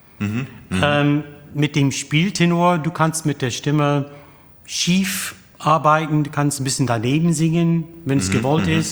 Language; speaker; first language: German; non-native, fluent; English